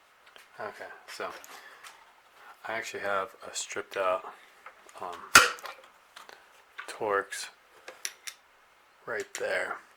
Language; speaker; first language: English; native; English